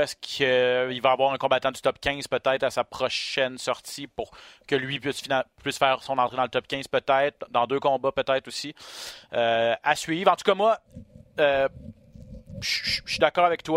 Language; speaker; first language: French; native; French